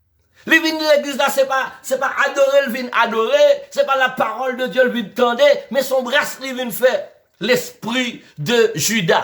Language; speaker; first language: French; non-native, learner; Haitian Creole